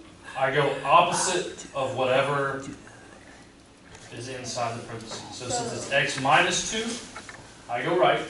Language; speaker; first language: English; native; English